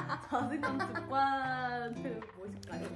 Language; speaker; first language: Korean; non-native, learner; English